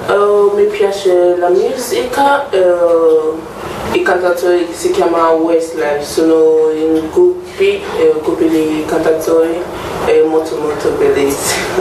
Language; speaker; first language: Italian; non-native, learner; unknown